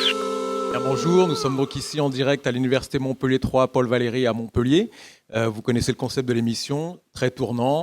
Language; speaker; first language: French; native; French